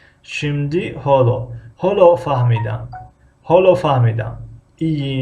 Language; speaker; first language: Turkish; non-native, fluent; Persian